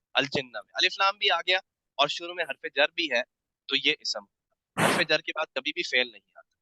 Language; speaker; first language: Urdu; native; Urdu